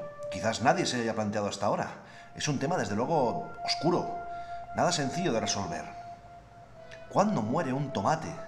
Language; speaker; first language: Spanish; native; Spanish